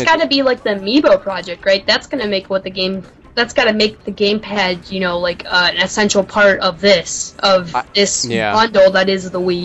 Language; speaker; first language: English; native; English